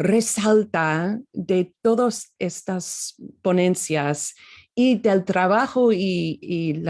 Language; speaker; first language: Spanish; non-native, fluent; English